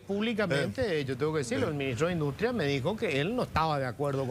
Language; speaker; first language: Spanish; native; Spanish